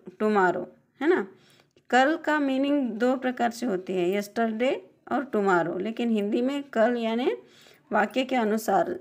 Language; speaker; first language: Hindi; non-native, local second language; Telugu